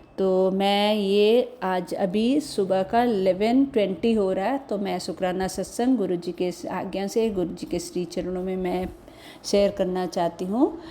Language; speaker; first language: Hindi; non-native, local second language; Odia